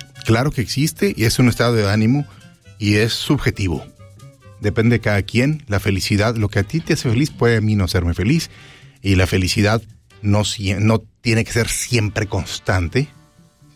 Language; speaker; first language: Spanish; native; Spanish